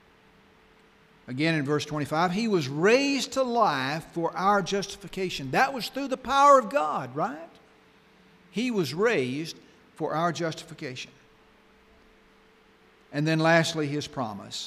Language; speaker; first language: English; native; English